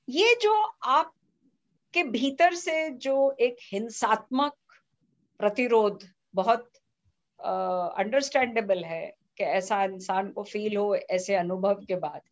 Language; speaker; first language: Hindi; native; Hindi